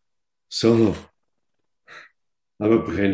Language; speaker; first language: German; non-native, fluent; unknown